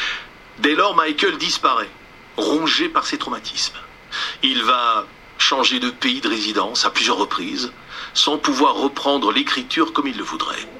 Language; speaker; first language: French; native; French